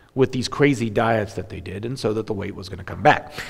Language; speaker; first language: English; native; English